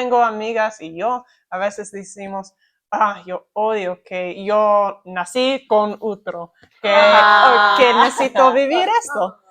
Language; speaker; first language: Spanish; non-native, learner; English